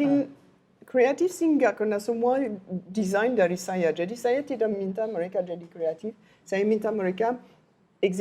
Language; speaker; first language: Indonesian; non-native, learner; French